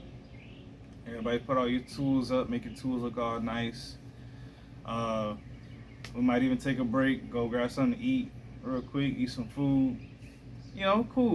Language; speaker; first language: English; native; English